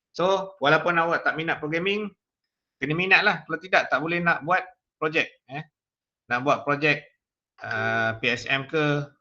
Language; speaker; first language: Malay; native; Malay